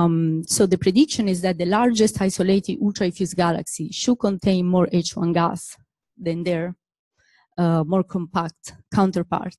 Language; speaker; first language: English; non-native, fluent; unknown